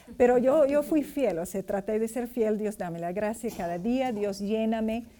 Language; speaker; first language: Spanish; non-native, fluent; English